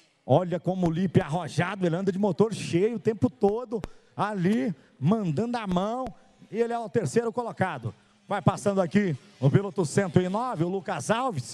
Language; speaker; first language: Portuguese; native; Portuguese